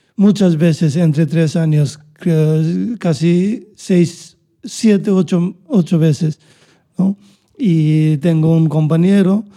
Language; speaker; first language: Spanish; non-native, learner; Bangla